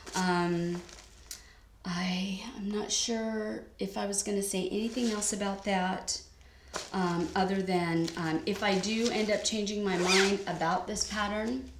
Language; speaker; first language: English; native; English